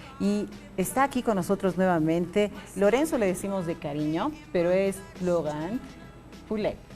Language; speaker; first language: Spanish; native; Spanish